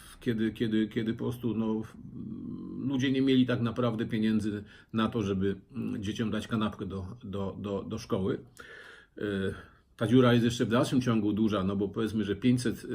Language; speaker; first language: Polish; native; Polish